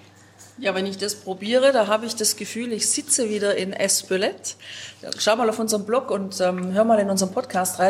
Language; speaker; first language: German; native; German